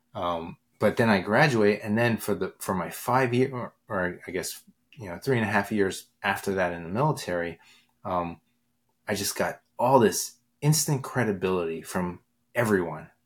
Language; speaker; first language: English; native; English